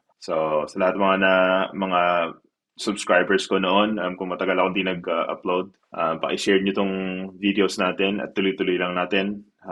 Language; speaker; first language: Filipino; early bilingual, heritage; Filipino